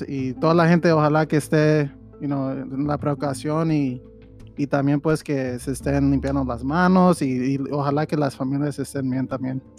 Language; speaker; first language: Spanish; early bilingual, heritage; Spanish